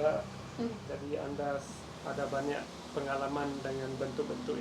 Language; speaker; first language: Indonesian; non-native, fluent; English